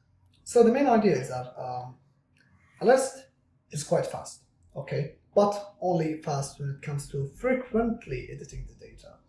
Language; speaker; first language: English; non-native, fluent; Arabic